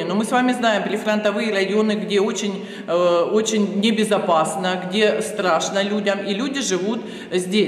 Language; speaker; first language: Russian; native; Russian